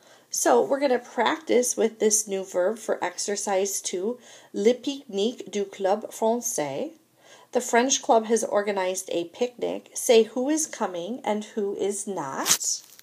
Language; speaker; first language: English; native; English